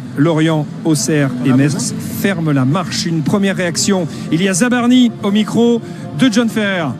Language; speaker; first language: French; native; French